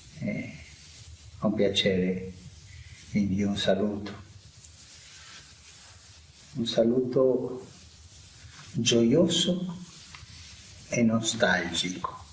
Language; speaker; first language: Italian; non-native, fluent; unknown